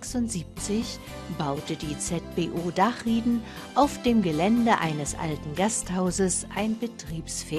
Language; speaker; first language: German; native; German